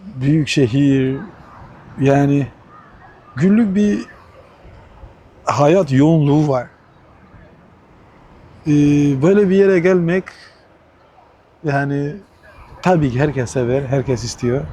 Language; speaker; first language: Turkish; non-native, fluent; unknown